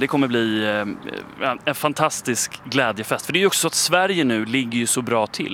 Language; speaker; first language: Swedish; native; Swedish